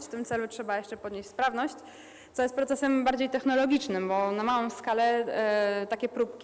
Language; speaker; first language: Polish; native; Polish